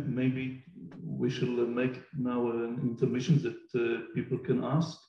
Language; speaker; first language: English; non-native, fluent; Hebrew